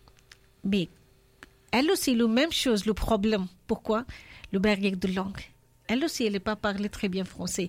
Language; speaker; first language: French; non-native, learner; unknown